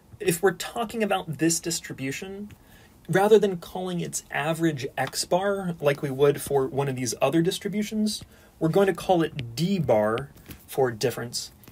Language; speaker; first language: English; native; English